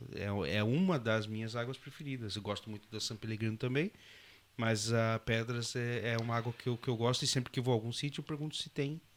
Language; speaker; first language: Portuguese; native; Portuguese